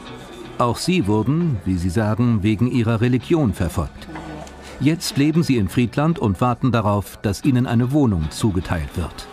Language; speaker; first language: German; native; German